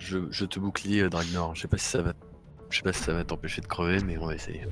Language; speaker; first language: French; native; French